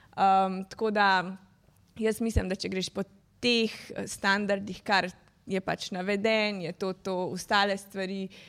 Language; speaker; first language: Slovenian; native; Slovenian